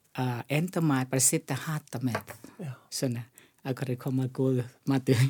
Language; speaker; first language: Icelandic; non-native, learner; Thai